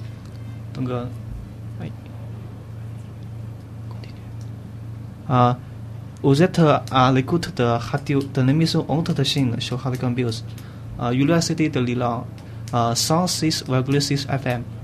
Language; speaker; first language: French; non-native, learner; Chinese